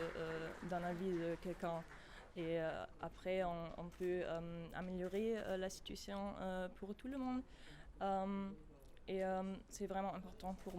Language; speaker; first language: French; non-native, fluent; German